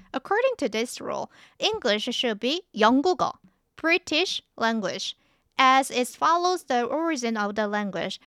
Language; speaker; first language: English; non-native, fluent; Korean